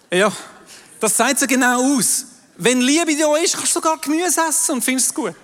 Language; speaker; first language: German; non-native, local second language; French